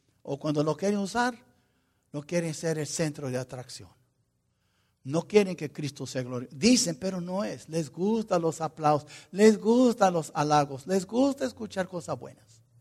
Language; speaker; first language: Spanish; non-native, fluent; English